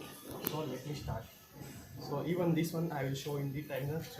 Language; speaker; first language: English; non-native, local second language; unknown